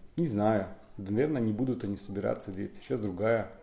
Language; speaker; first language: Russian; non-native, local second language; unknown